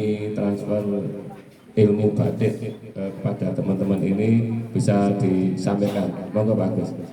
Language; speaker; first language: Indonesian; native; Indonesian